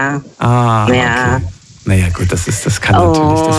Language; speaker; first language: German; native; German